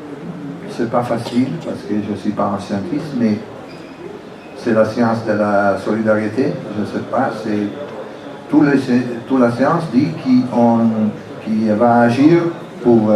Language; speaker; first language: French; non-native, fluent; Italian